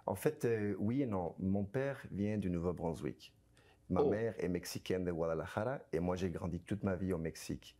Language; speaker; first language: French; non-native, fluent; Spanish